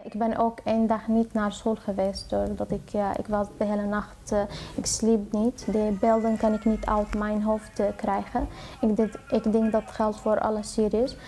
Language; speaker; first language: Dutch; non-native, fluent; Arabic